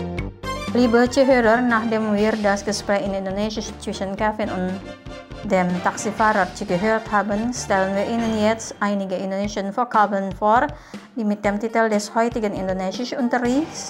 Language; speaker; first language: German; non-native, fluent; Indonesian